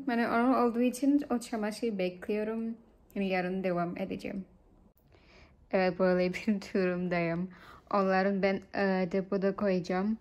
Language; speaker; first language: Turkish; non-native, learner; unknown